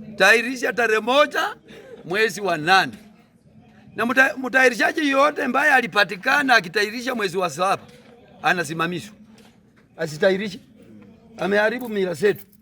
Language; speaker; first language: Swahili; non-native, local second language; Luyia